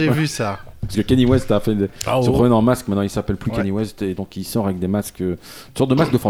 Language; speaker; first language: French; native; French